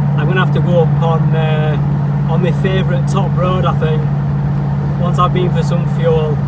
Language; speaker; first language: English; native; English